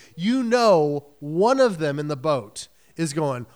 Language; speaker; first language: English; native; English